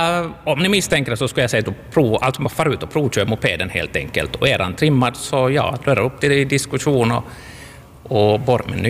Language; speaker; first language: Swedish; native; Swedish